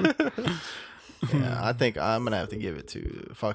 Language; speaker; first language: English; native; English